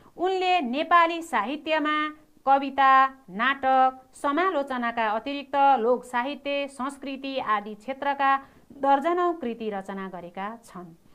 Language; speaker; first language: Nepali; native; Nepali